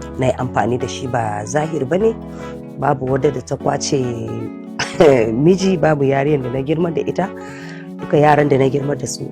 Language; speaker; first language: Hausa; non-native, local second language; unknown